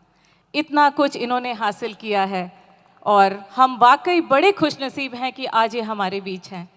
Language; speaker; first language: Hindi; native; Hindi